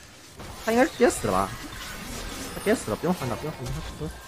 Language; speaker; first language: Chinese; native; Chinese